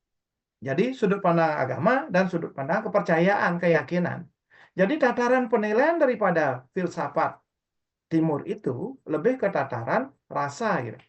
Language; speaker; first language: Indonesian; non-native, local second language; Balinese